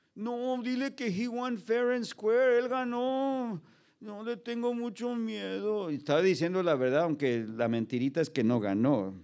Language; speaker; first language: Spanish; early bilingual, heritage; Spanish